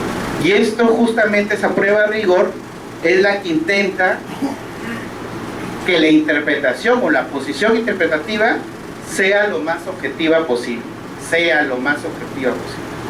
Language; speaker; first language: Spanish; native; Spanish